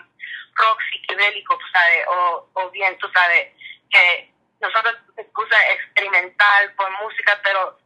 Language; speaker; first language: Spanish; early bilingual, heritage; English